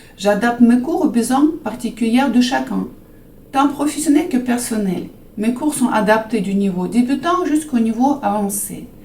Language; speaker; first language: French; non-native, fluent; Russian